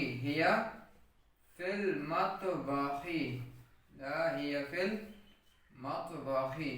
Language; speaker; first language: Arabic; non-native, fluent; Urdu